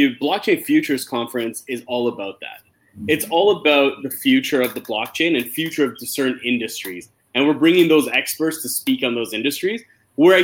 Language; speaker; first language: English; native; English